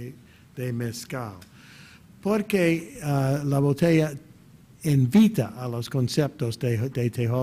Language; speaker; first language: Spanish; non-native, fluent; English